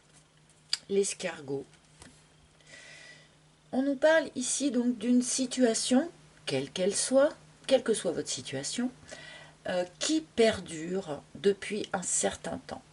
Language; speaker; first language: French; native; French